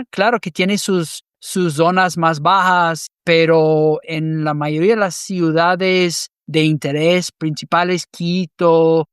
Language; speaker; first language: Spanish; non-native, fluent; English